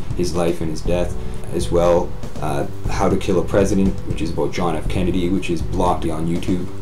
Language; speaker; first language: English; native; English